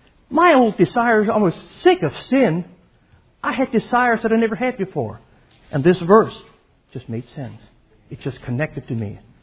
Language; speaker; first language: English; native; English